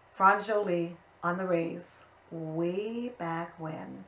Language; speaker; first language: English; native; English